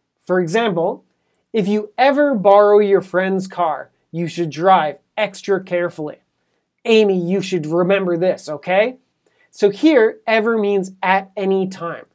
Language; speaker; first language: English; native; English